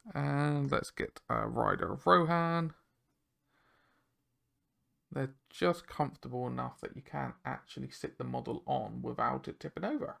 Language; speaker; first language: English; native; English